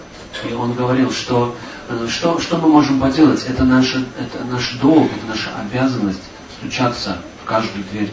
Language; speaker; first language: Russian; native; Russian